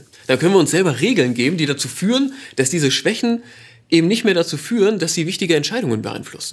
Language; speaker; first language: German; native; German